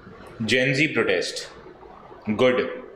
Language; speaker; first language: English; non-native, local second language; Hindi